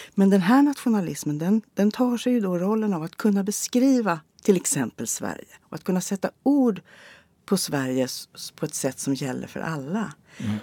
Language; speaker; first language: Swedish; native; Swedish